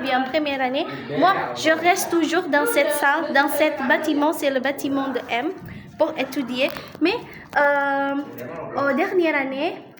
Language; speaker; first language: French; non-native, learner; Indonesian